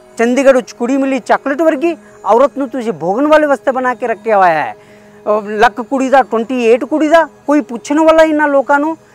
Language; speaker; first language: Punjabi; non-native, fluent; Kannada